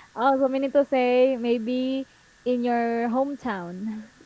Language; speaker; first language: English; non-native, fluent; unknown